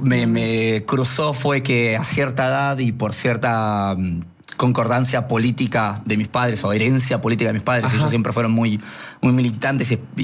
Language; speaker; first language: Spanish; non-native, local second language; Quechua